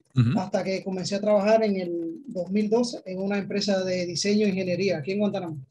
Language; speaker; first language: Spanish; native; Spanish